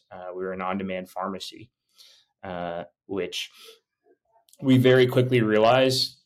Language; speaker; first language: English; native; English